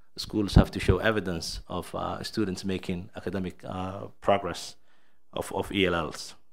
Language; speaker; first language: English; non-native, fluent; Somali